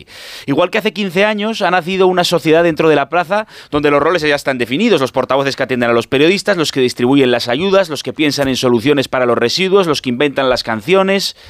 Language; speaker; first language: Spanish; native; Spanish